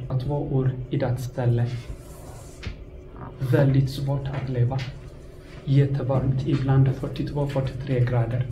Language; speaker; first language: Swedish; non-native, fluent; Tigrinya